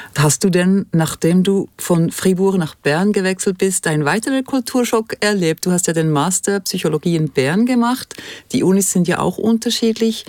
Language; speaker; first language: German; native; German